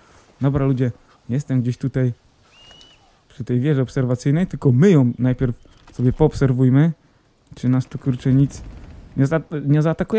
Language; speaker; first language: Polish; native; Polish